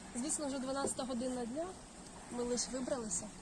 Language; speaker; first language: Ukrainian; non-native, local second language; Russian